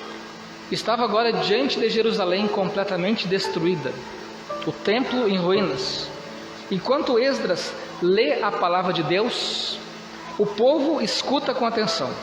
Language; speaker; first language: Portuguese; native; Portuguese